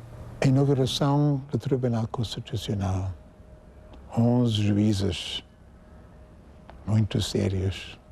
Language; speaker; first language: Portuguese; non-native, fluent; English